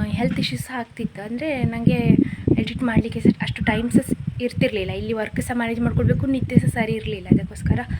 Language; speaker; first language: Kannada; non-native, local second language; Konkani